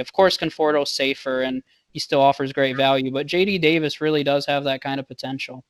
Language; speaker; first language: English; native; English